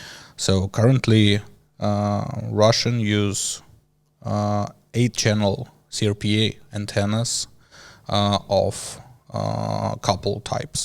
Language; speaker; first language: English; non-native, learner; Ukrainian